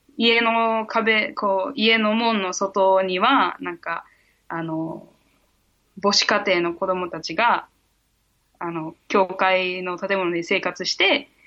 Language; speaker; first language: Japanese; early bilingual, heritage; Japanese